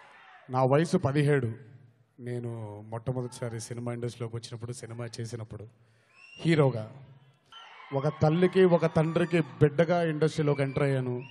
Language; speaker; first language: Telugu; native; Telugu